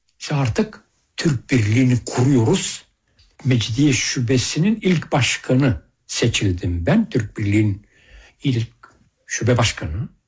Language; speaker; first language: Turkish; early bilingual, heritage; Turkish